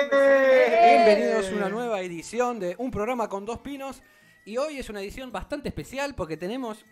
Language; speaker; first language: Portuguese; non-native, learner; Spanish